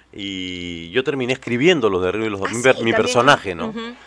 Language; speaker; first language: Spanish; native; Spanish